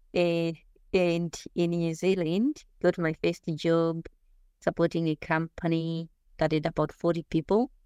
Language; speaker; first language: English; non-native, local second language; Shona